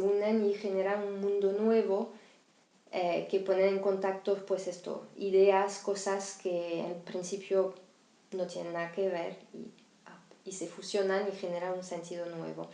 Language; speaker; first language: Spanish; non-native, fluent; French